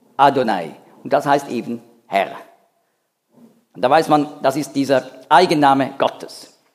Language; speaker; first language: German; native; German